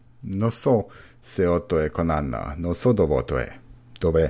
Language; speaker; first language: Italian; non-native, learner; German